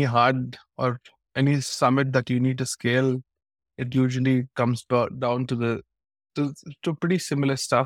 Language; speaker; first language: English; non-native, local second language; Telugu